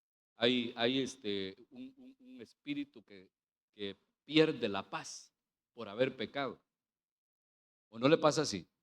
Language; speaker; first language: Spanish; native; Spanish